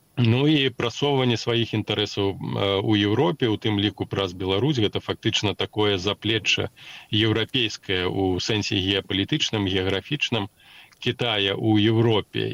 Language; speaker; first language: Belarusian; non-native, local second language; Russian